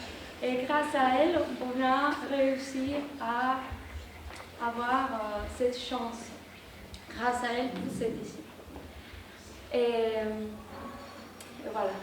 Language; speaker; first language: French; non-native, fluent; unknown